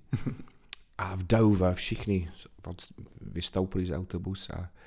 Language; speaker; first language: Czech; non-native, fluent; English